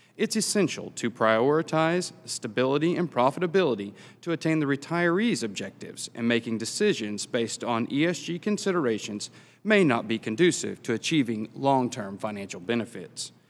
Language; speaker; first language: English; native; English